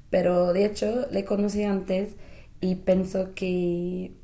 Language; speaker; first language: Spanish; non-native, fluent; English